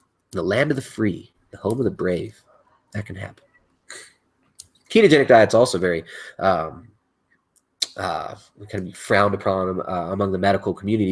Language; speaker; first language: English; native; English